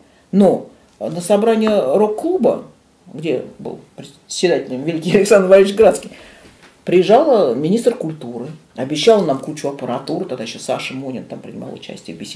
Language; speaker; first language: Russian; native; Russian